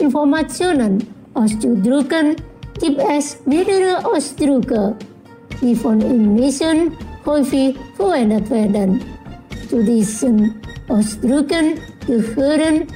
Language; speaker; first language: German; non-native, fluent; Indonesian